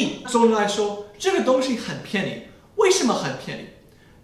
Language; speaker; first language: Chinese; non-native, fluent; English